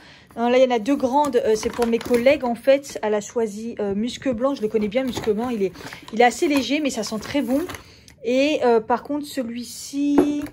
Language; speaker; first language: French; native; French